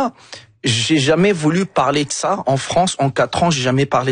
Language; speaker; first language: French; non-native, local second language; Arabic